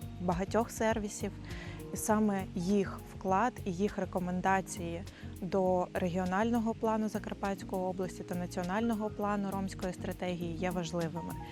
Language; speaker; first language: Ukrainian; native; Ukrainian